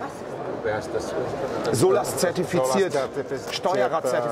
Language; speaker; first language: German; native; German